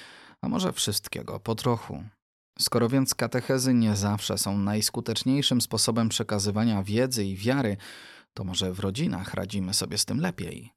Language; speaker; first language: Polish; native; Polish